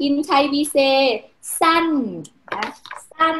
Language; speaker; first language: Thai; native; Thai